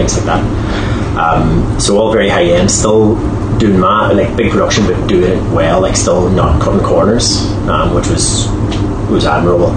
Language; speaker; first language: English; native; English